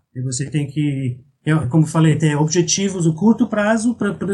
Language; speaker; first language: Portuguese; non-native, fluent; English